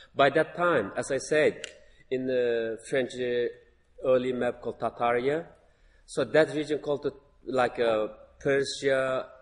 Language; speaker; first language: English; non-native, learner; Uyghur